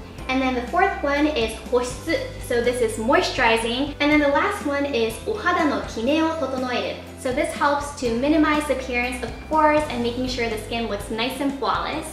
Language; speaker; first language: English; early bilingual, other home language; Japanese